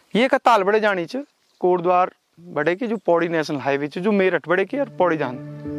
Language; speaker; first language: Hindi; non-native, local second language; Garhwali